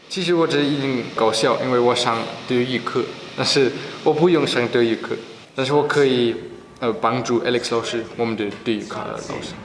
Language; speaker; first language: Chinese; non-native, learner; German